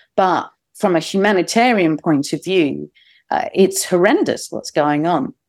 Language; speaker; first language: English; native; English